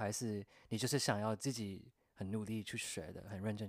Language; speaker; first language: Chinese; non-native, fluent; English